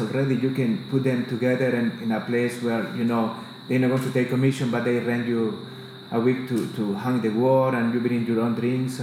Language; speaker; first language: English; non-native, fluent; Spanish